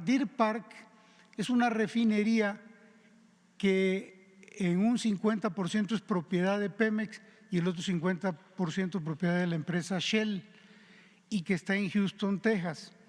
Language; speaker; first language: Spanish; native; Spanish